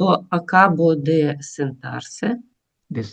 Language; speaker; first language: Spanish; non-native, learner; Russian